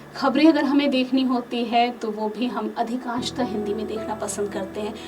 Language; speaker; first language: Hindi; native; Hindi